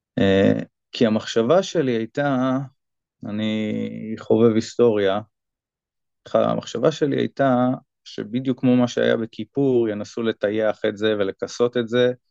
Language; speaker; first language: Hebrew; native; Hebrew